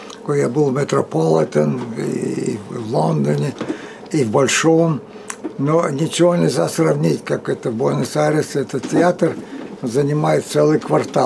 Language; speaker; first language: Russian; early bilingual, heritage; Russian